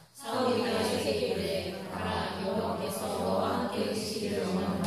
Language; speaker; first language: Korean; native; Korean